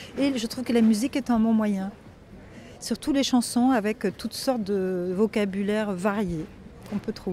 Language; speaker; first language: French; native; French